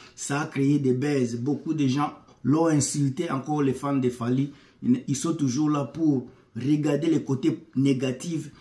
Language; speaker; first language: French; non-native, local second language; Lingala